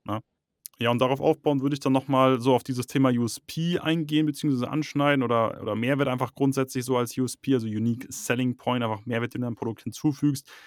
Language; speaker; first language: German; native; German